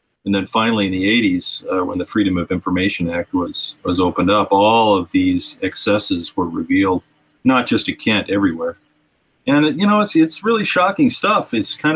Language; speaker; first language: English; native; English